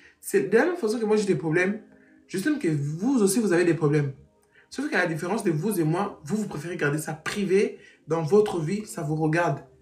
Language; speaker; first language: French; non-native, fluent; Portuguese